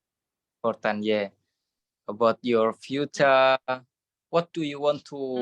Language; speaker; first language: English; non-native, learner; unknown